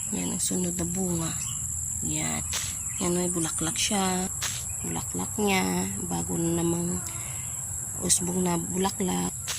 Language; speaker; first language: Filipino; native; Filipino